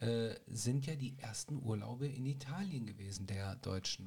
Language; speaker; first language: German; native; German